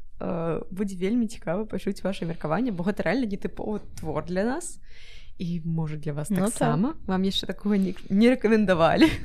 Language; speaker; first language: Belarusian; non-native, local second language; Russian